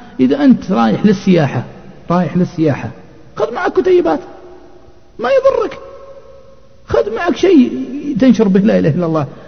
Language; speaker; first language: Arabic; native; Arabic